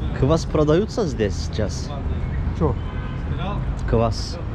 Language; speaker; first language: Russian; non-native, learner; Turkish